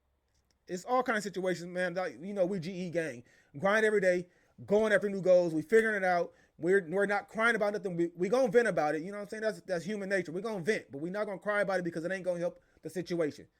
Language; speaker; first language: English; native; English